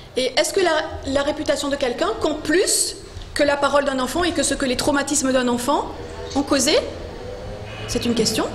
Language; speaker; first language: French; non-native, local second language; Morisyen